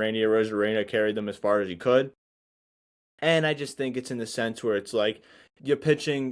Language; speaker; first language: English; native; English